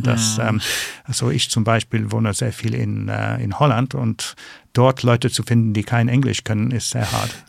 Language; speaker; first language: German; non-native, fluent; English